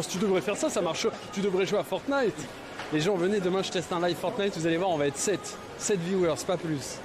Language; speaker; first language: French; native; French